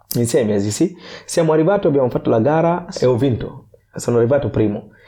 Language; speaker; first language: Italian; non-native, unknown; Fula